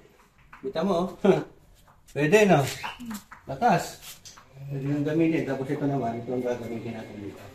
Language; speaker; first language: Filipino; native; Filipino